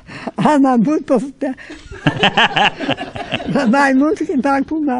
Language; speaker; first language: Romanian; non-native, local second language; Hungarian